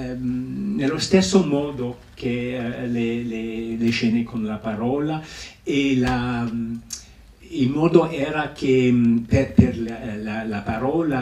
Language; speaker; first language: Italian; non-native, fluent; English